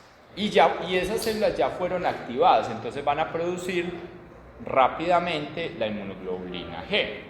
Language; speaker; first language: Spanish; native; Spanish